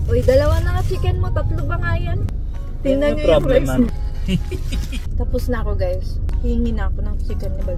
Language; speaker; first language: Filipino; native; Filipino